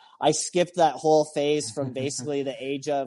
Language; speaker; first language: English; native; English